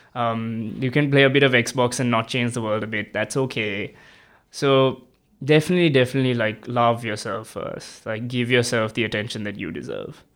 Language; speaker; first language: English; non-native, local second language; Tamil